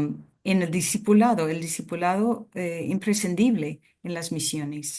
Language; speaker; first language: Spanish; non-native, fluent; English